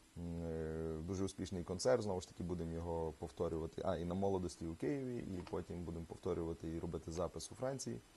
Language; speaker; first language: Ukrainian; native; Ukrainian